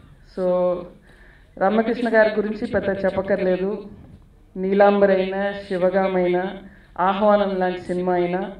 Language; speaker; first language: Telugu; native; Telugu